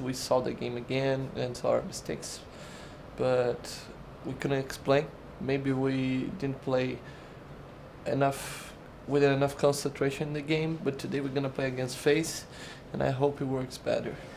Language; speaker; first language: English; non-native, fluent; Portuguese